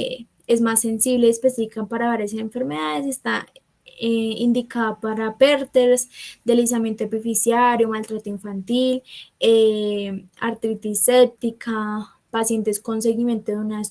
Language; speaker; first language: Spanish; native; Spanish